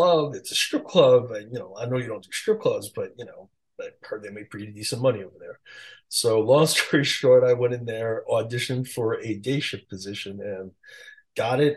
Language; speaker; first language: English; early bilingual, other home language; Chinese